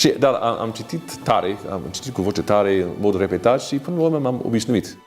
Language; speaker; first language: Romanian; non-native, fluent; English